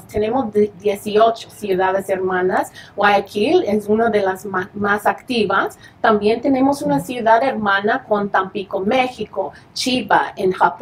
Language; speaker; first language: Spanish; early bilingual, heritage; English